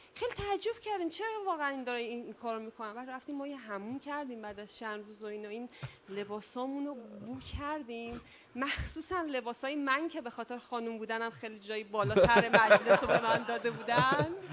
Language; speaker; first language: Persian; non-native, local second language; Azerbaijani